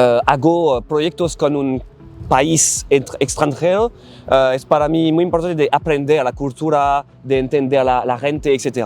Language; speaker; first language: Spanish; non-native, learner; French